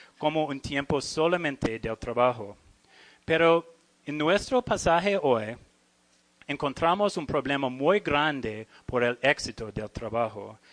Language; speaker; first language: Spanish; non-native, learner; English